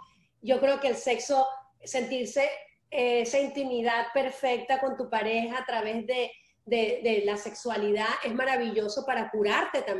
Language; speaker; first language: Spanish; early bilingual, heritage; Spanish